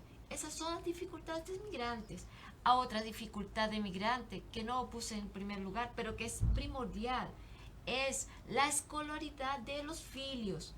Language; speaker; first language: Portuguese; non-native, learner; Spanish